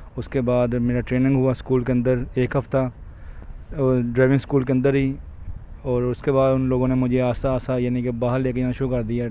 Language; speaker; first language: Urdu; non-native, local second language; Punjabi